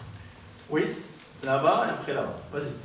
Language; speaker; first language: French; native; French